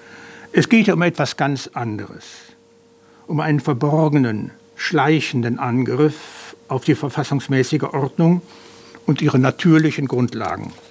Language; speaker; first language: German; native; German